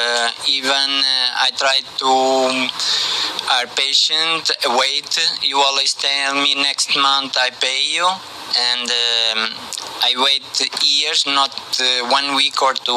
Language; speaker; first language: English; non-native, learner; Portuguese